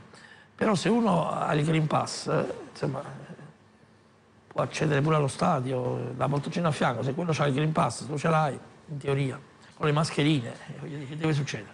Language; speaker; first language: Italian; native; Italian